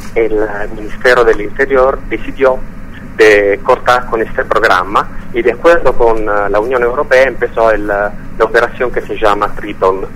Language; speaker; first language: Spanish; non-native, fluent; Italian